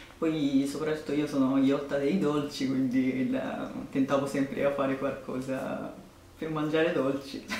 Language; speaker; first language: Italian; non-native, fluent; Japanese